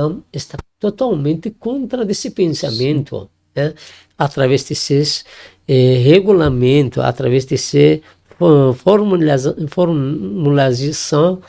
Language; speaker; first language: Portuguese; non-native, learner; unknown